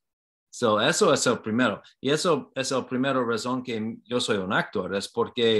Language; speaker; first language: Spanish; non-native, learner; English